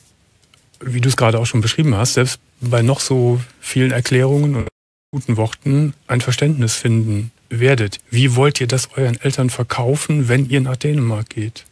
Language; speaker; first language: German; native; German